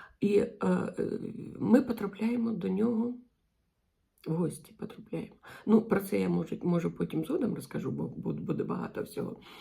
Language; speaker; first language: Ukrainian; non-native, local second language; Russian